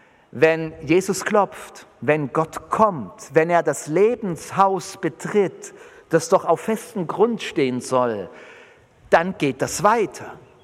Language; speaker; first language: German; native; German